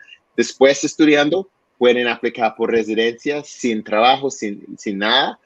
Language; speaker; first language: Spanish; non-native, learner; English